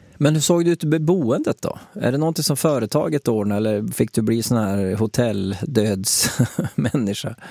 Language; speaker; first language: Swedish; native; Swedish